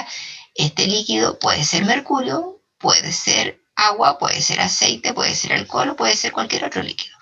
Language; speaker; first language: Spanish; native; Spanish